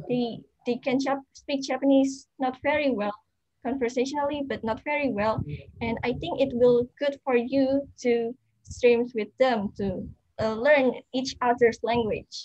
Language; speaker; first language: English; non-native, fluent; Indonesian